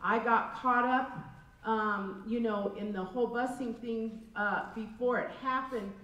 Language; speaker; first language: English; native; English